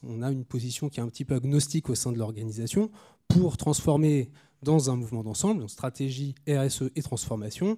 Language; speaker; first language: French; native; French